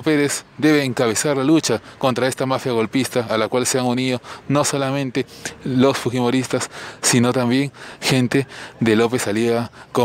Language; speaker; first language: Spanish; native; Spanish